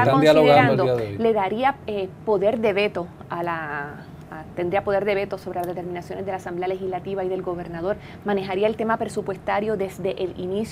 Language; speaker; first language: Spanish; native; Spanish